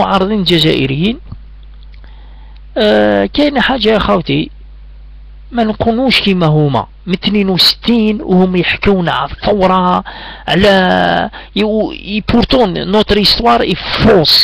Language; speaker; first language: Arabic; native; Arabic